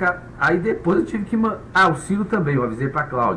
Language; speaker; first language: Portuguese; native; Portuguese